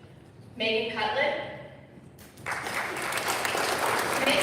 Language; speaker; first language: English; native; English